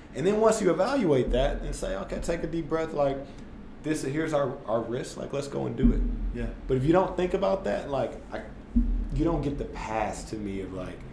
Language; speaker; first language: English; native; English